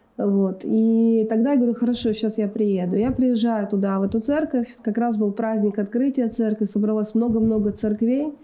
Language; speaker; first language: Russian; native; Russian